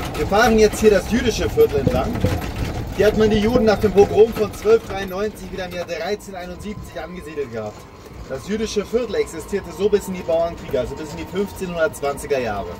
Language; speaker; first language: German; native; German